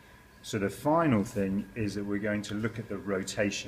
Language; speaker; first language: English; native; English